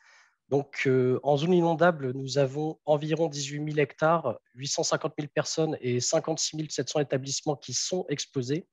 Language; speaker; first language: French; native; French